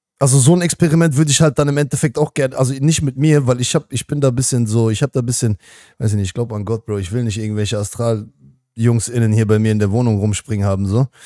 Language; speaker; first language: German; native; German